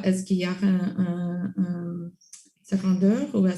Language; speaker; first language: French; non-native, local second language; English